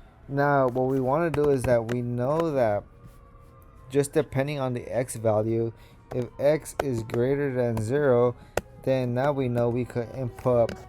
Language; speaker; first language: English; native; English